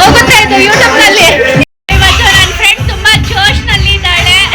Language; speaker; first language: Kannada; non-native, local second language; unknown